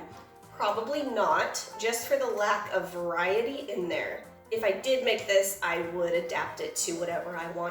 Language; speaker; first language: English; native; English